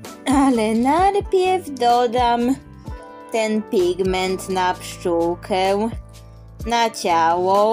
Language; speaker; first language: Polish; early bilingual, heritage; Polish